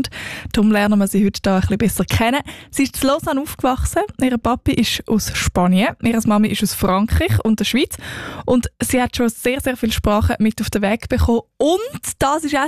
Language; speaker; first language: German; native; German